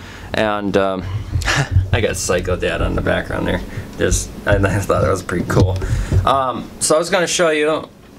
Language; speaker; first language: English; native; English